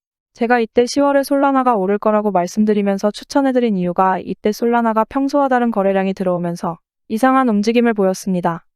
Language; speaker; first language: Korean; native; Korean